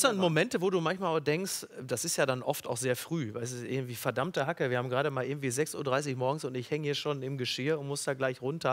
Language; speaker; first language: German; native; German